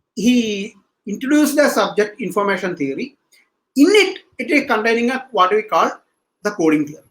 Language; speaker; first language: English; non-native, local second language; Malayalam